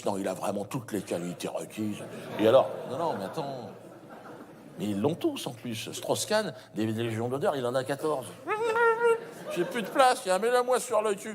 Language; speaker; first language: French; native; French